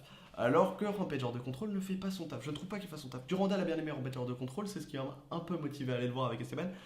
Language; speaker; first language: French; native; French